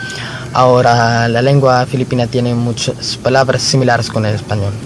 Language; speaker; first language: Spanish; non-native, fluent; Filipino